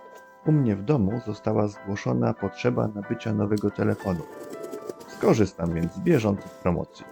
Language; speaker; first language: Polish; native; Polish